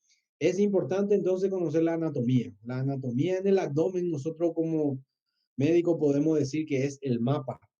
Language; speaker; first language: Spanish; native; Spanish